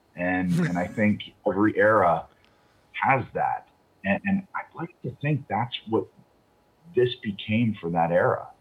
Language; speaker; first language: English; native; English